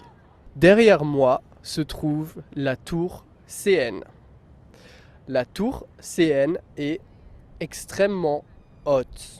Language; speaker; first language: French; native; French